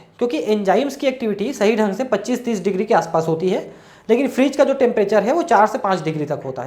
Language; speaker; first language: Hindi; native; Hindi